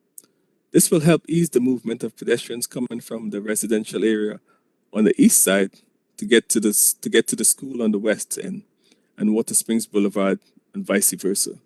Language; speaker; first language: English; native; English